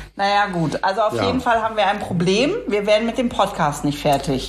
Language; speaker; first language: German; native; German